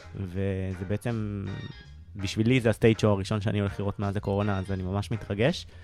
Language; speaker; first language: Hebrew; native; Hebrew